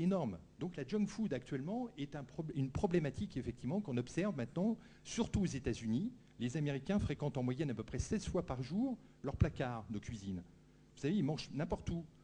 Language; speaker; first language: French; native; French